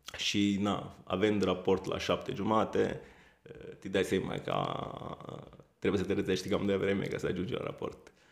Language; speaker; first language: Romanian; non-native, fluent; Italian